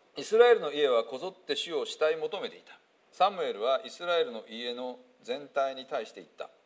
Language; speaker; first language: Japanese; native; Japanese